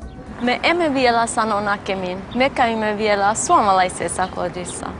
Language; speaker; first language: Finnish; non-native, fluent; Albanian